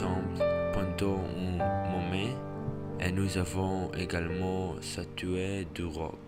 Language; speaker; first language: French; non-native, learner; English